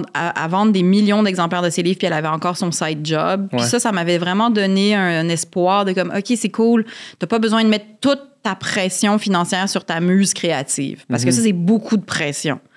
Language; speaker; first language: French; native; French